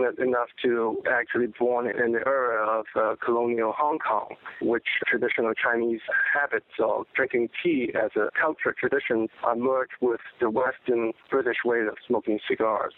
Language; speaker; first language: English; non-native, local second language; Cantonese